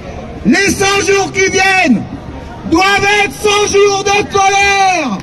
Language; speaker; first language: French; native; French